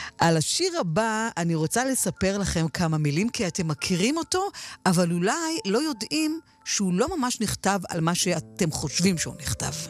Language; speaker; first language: Hebrew; native; Hebrew